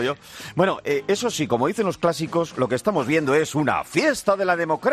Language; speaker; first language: Spanish; native; Spanish